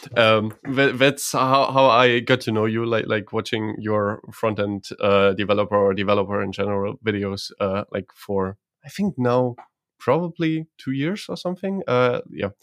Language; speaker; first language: English; non-native, fluent; Croatian